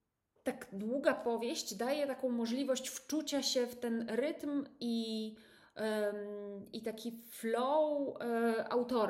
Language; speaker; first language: Polish; native; Polish